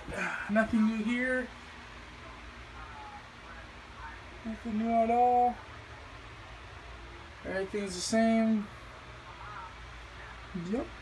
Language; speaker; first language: English; native; English